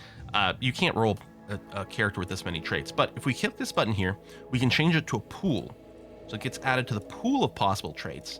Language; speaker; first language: English; native; English